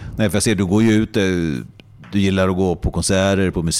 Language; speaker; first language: Swedish; native; Swedish